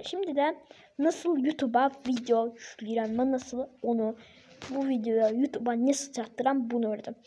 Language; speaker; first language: Turkish; non-native, learner; Azerbaijani